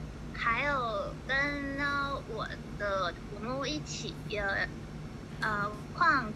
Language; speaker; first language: Chinese; non-native, learner; Vietnamese